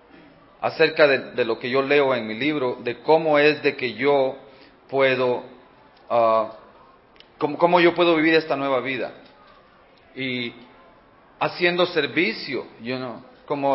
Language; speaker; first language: Spanish; early bilingual, heritage; Spanish